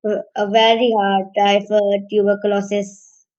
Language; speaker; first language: English; non-native, learner; Hindi